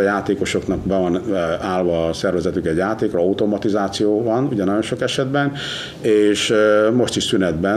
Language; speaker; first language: Hungarian; native; Hungarian